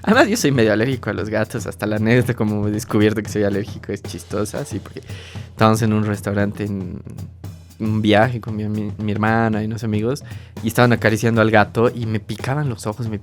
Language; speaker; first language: Spanish; native; Spanish